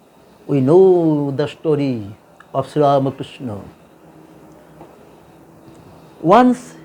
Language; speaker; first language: English; non-native, local second language; Bangla